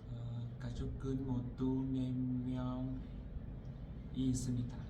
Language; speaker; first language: Korean; non-native, learner; Vietnamese